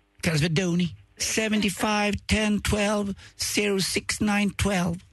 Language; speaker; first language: Swedish; native; Swedish